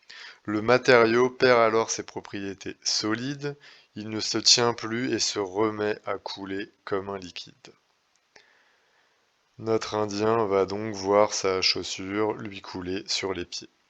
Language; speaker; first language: French; native; French